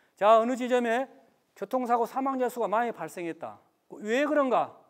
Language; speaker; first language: Korean; native; Korean